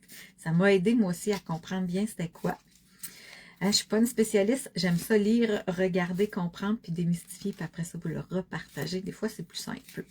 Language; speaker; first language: French; native; French